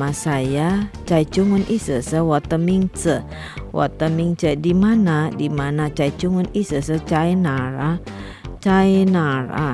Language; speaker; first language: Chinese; non-native, fluent; Indonesian